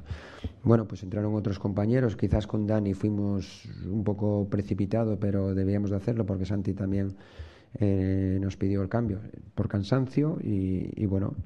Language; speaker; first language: Spanish; native; Spanish